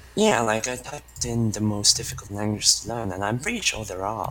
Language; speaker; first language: English; non-native, fluent; Estonian